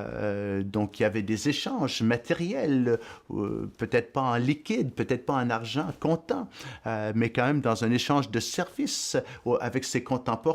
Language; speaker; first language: French; native; French